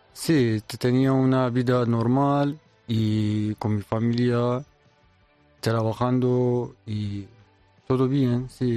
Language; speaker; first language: Spanish; non-native, learner; Persian